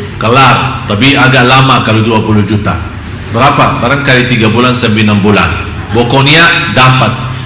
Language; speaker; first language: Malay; non-native, fluent; Arabic